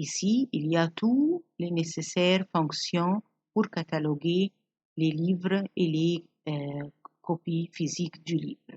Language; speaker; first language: French; non-native, fluent; Arabic